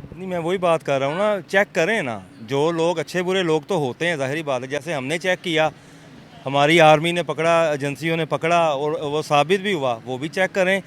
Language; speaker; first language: Urdu; non-native, local second language; Punjabi